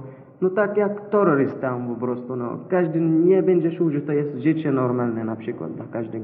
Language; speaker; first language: Polish; non-native, learner; Arabic